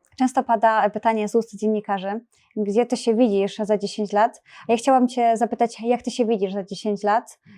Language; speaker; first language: Polish; native; Polish